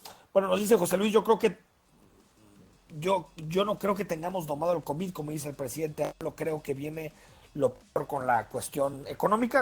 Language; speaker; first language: Spanish; native; Spanish